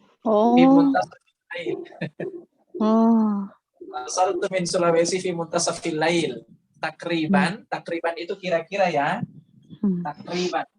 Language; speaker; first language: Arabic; non-native, fluent; Indonesian